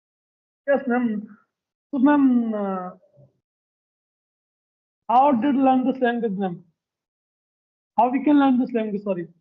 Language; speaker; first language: English; non-native, learner; Hindi